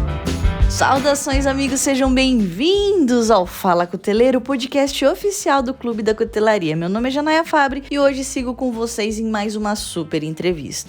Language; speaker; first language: Portuguese; native; Portuguese